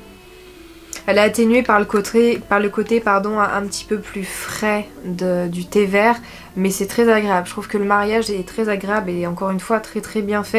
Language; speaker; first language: French; native; French